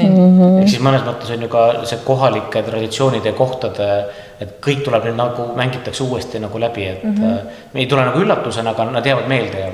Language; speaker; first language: Estonian; native; Estonian